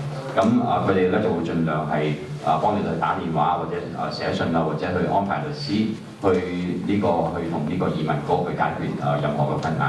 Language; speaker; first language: Cantonese; native; Cantonese